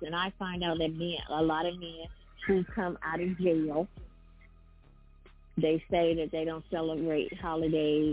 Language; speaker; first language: English; native; English